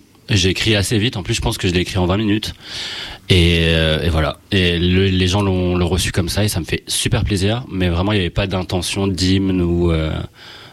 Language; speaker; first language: French; native; French